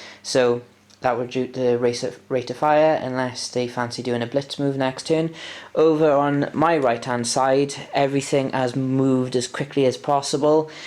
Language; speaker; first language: English; native; English